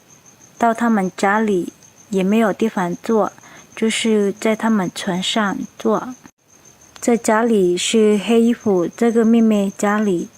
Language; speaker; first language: Chinese; non-native, fluent; Hmong